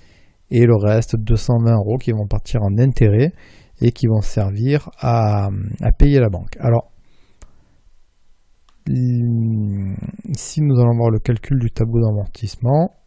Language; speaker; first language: French; native; French